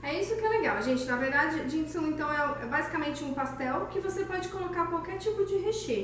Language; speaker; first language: Portuguese; native; Portuguese